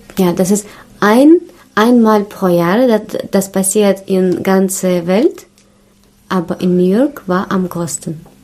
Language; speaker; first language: German; non-native, learner; Russian